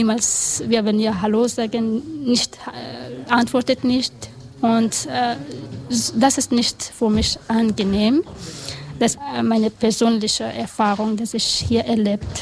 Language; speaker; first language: German; non-native, learner; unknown